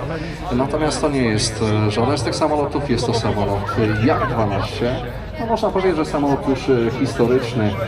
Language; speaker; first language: Polish; native; Polish